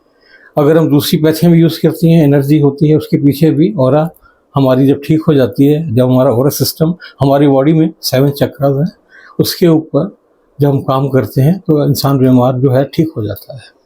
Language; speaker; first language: Hindi; native; Hindi